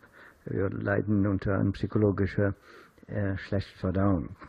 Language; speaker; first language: German; non-native, fluent; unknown